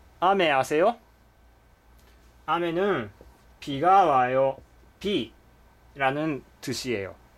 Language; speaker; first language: Korean; non-native, fluent; Japanese